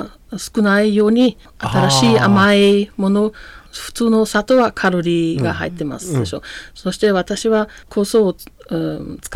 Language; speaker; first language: Japanese; non-native, learner; German